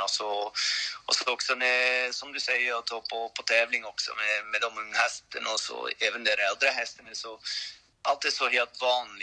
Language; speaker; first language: Swedish; non-native, learner; French